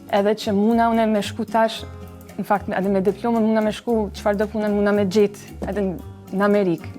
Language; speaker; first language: Albanian; early bilingual, other home language; English